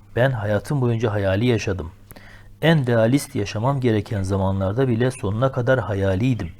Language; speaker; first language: Turkish; native; Turkish